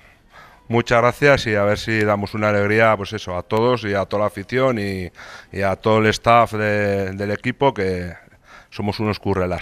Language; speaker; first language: Spanish; native; Spanish